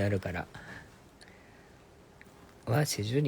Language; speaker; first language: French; non-native, learner; Japanese